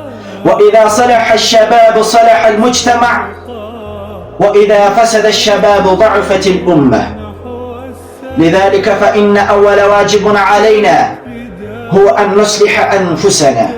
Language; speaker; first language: Arabic; non-native, learner; Urdu